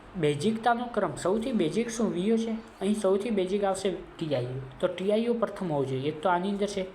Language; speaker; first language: Gujarati; non-native, local second language; Marwari